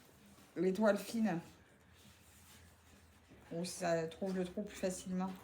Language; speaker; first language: French; native; French